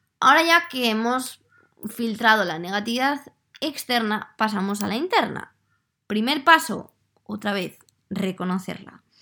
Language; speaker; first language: Spanish; native; Spanish